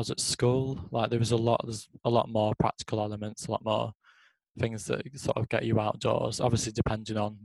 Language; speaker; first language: English; native; English